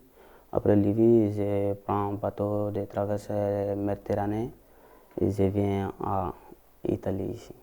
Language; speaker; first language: French; non-native, learner; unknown